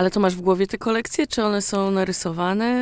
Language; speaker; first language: Polish; native; Polish